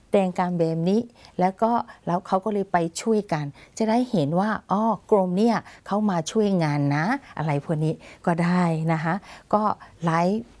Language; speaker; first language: Thai; non-native, fluent; Burmese